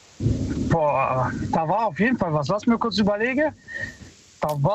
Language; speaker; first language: German; early bilingual, other home language; Italian